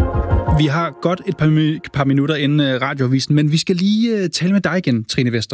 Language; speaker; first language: Danish; native; Danish